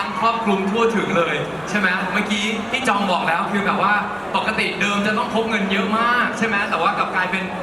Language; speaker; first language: Thai; native; Thai